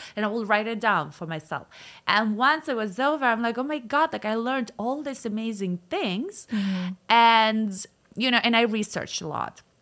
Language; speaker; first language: English; non-native, fluent; Russian